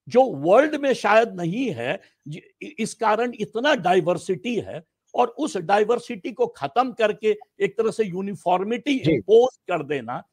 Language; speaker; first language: Hindi; native; Hindi